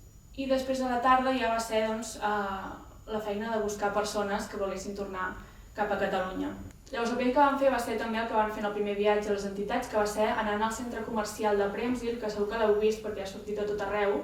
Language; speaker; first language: Catalan; native; Catalan